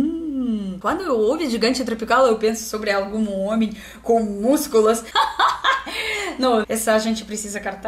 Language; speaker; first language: Portuguese; non-native, learner; Russian